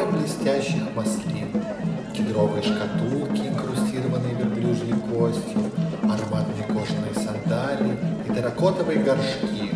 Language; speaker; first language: Russian; native; Russian